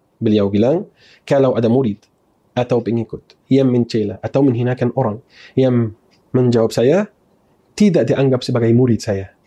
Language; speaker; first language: Malay; non-native, fluent; Arabic